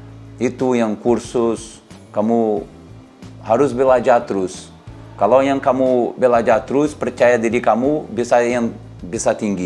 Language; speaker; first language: Indonesian; non-native, learner; Portuguese